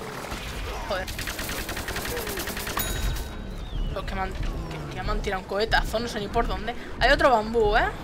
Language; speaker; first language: Spanish; native; Spanish